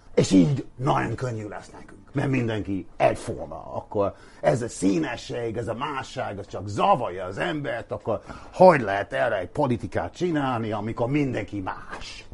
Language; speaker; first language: Hungarian; non-native, fluent; English